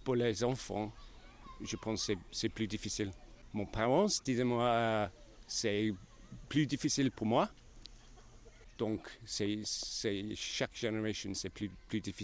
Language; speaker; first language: French; non-native, learner; English